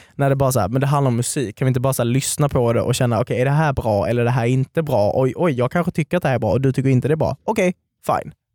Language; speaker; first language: Swedish; native; Swedish